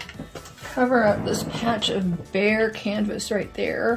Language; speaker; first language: English; native; English